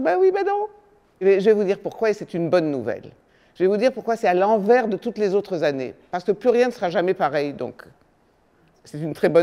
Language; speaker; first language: French; native; French